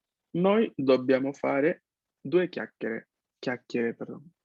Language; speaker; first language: Italian; non-native, fluent; Spanish